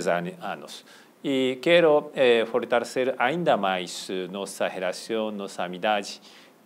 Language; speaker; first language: Portuguese; non-native, fluent; Japanese